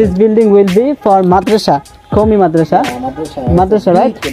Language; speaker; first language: English; non-native, learner; Bangla